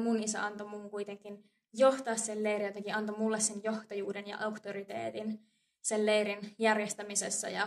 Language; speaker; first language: Finnish; native; Finnish